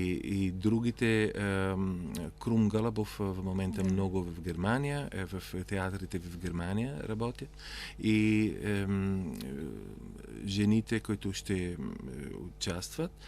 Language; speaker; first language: Bulgarian; non-native, fluent; Italian